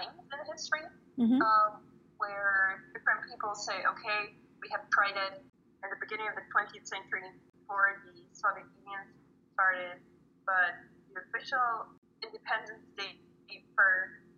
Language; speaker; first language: English; non-native, fluent; Ukrainian